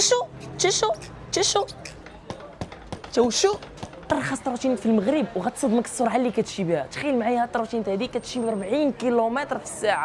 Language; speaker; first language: Arabic; native; Arabic